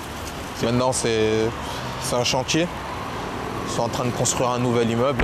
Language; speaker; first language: French; early bilingual, other home language; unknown